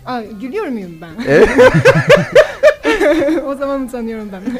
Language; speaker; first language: Turkish; non-native, learner; Japanese